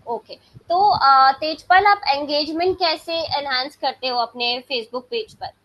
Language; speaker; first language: Hindi; native; Hindi